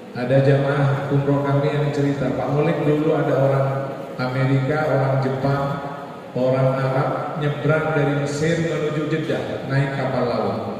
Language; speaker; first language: Indonesian; non-native, local second language; Madurese